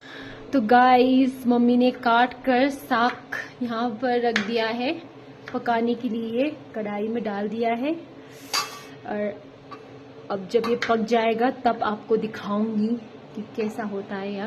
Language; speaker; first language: Hindi; non-native, local second language; Nepali